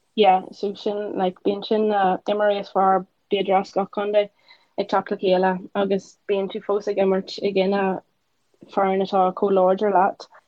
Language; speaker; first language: Irish; non-native, local second language; English